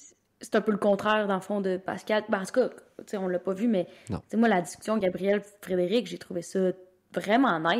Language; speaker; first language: French; native; French